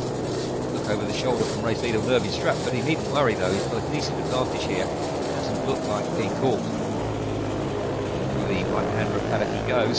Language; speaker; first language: English; native; English